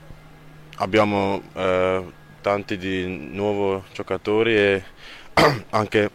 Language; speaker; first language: Italian; non-native, learner; German